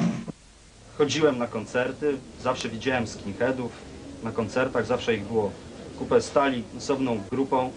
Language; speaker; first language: Polish; native; Polish